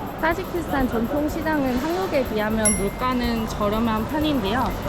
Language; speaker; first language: Korean; native; Korean